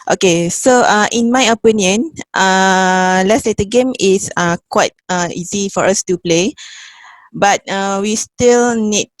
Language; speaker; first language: English; non-native, fluent; Malay